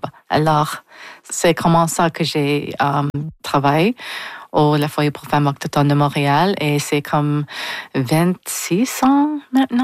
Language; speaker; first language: French; non-native, local second language; English